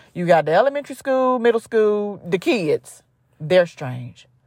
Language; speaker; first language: English; native; English